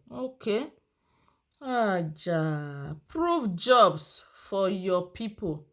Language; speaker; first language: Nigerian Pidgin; non-native, local second language; Yoruba